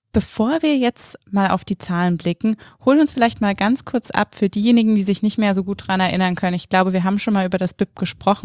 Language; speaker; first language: German; native; German